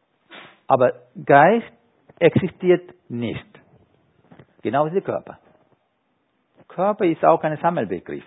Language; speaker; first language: German; non-native, fluent; Sinhala